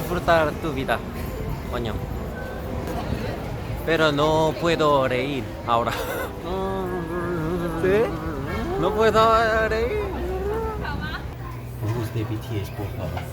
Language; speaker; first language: Spanish; non-native, learner; Korean